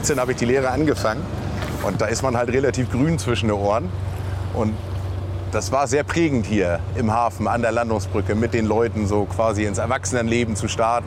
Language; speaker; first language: German; native; German